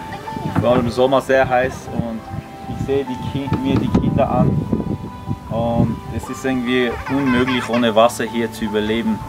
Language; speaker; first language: German; early bilingual, other home language; Armenian